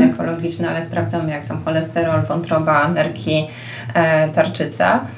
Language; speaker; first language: Polish; native; Polish